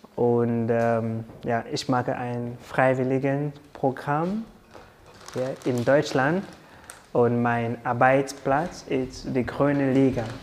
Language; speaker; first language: German; non-native, learner; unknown